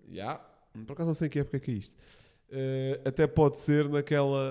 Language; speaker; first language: Portuguese; native; Portuguese